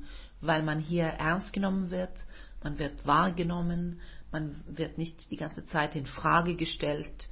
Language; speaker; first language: German; non-native, fluent; Norwegian